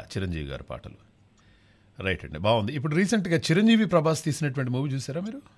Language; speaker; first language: Telugu; native; Telugu